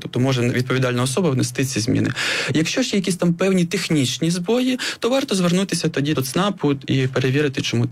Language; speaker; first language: Ukrainian; native; Ukrainian